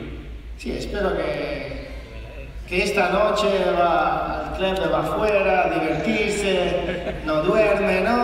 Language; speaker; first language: Spanish; non-native, learner; Italian